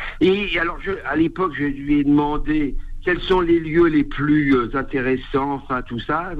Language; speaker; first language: French; native; French